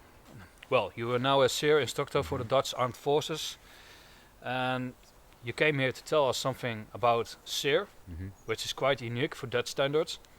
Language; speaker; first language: English; non-native, fluent; Dutch